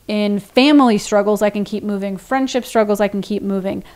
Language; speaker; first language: English; native; English